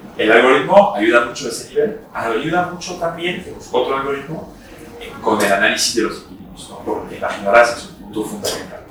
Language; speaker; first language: Spanish; non-native, fluent; French